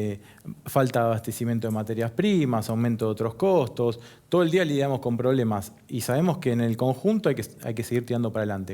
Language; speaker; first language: Spanish; native; Spanish